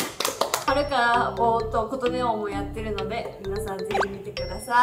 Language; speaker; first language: Japanese; native; Japanese